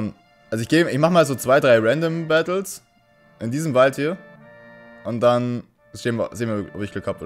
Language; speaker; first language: German; native; German